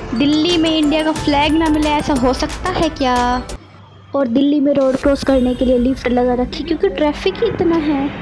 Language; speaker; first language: Hindi; native; Hindi